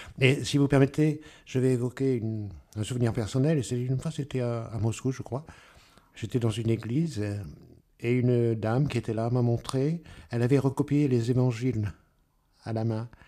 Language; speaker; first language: French; native; French